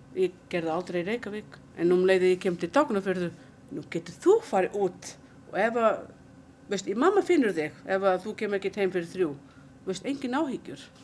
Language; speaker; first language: Icelandic; non-native, fluent; Portuguese